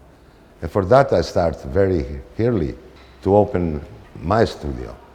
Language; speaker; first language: English; non-native, fluent; Italian